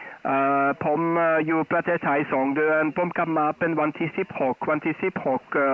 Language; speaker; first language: Thai; non-native, fluent; Dutch